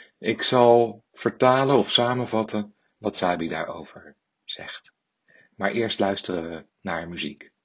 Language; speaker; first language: Dutch; native; Dutch